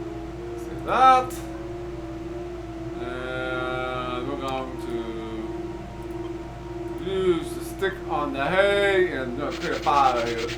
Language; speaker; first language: English; native; English